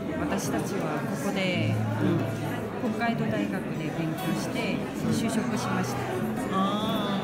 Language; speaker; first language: Japanese; non-native, fluent; Russian